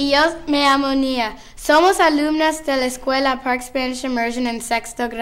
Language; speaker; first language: Spanish; non-native, learner; English